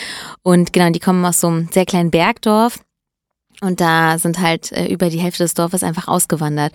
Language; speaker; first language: German; early bilingual, other home language; Italian